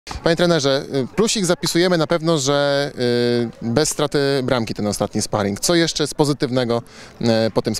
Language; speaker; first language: Polish; native; Polish